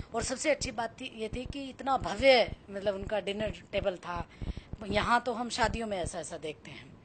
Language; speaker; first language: Hindi; native; Hindi